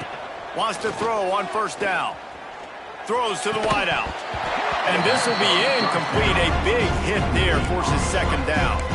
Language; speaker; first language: English; native; English